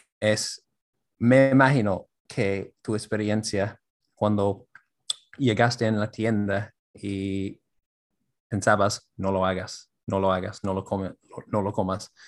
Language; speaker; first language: Spanish; non-native, fluent; English